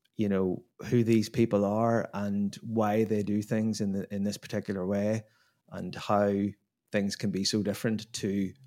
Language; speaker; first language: English; native; English